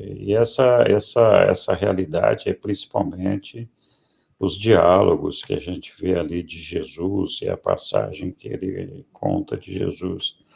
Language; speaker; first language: Portuguese; early bilingual, other home language; Spanish